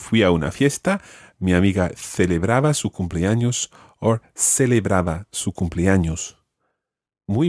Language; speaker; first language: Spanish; non-native, fluent; English